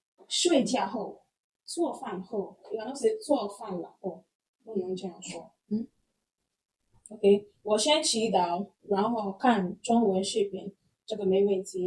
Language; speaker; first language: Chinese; non-native, fluent; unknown